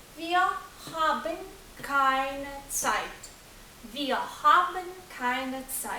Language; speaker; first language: German; non-native, fluent; Ukrainian